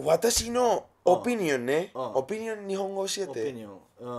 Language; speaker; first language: Japanese; non-native, learner; Spanish